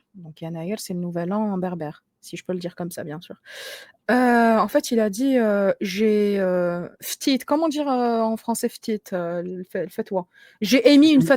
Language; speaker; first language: French; native; French